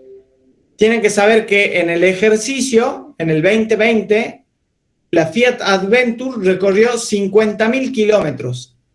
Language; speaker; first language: Spanish; native; Spanish